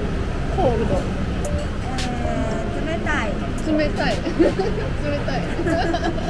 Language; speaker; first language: Japanese; non-native, learner; Chinese